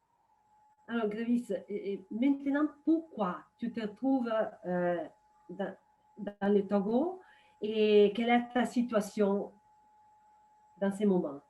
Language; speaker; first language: French; non-native, fluent; Italian